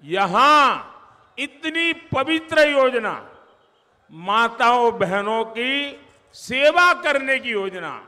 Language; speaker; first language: Hindi; non-native, local second language; Gujarati